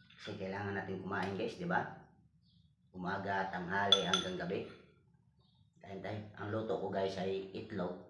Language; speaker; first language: Filipino; non-native, local second language; Cebuano